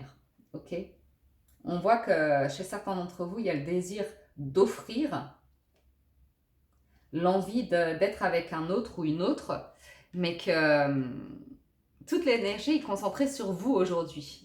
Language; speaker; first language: French; native; French